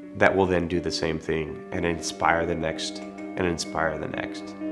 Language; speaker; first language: English; native; English